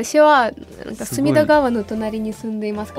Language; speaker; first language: Japanese; non-native, fluent; Ukrainian